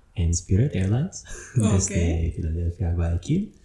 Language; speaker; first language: Spanish; non-native, fluent; English